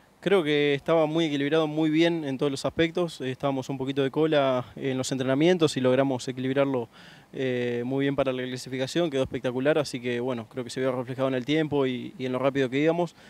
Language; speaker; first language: Spanish; native; Spanish